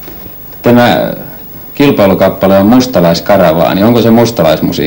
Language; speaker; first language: Finnish; native; Finnish